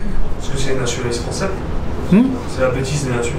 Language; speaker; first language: French; native; French